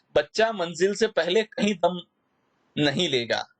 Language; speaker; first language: Hindi; non-native, local second language; Gujarati